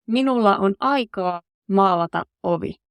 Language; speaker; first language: Finnish; non-native, fluent; English